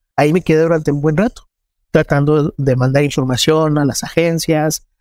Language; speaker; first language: Spanish; native; Spanish